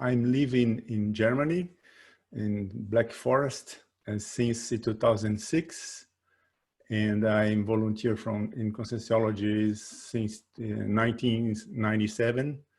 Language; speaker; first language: English; non-native, fluent; Portuguese